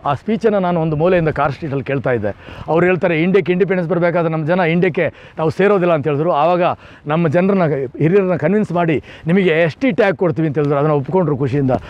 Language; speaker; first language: Kannada; non-native, local second language; Kodava